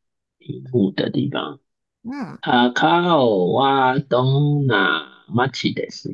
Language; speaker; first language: Japanese; non-native, learner; Chinese